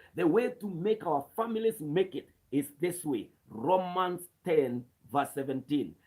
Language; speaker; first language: English; non-native, local second language; Swahili